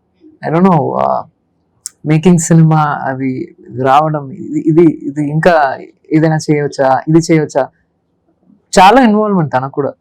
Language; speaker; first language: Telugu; non-native, learner; Tamil